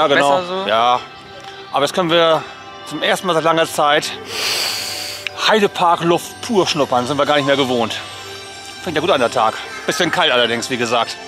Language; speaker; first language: German; native; German